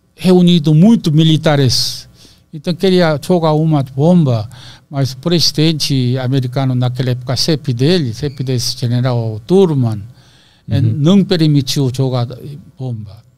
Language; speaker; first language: Portuguese; non-native, learner; Korean